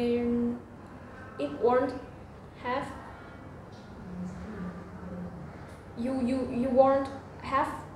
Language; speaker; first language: English; non-native, learner; Vietnamese